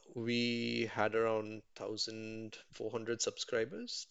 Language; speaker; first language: English; non-native, local second language; Tamil